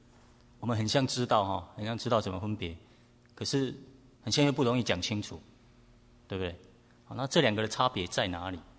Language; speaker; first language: Chinese; native; Chinese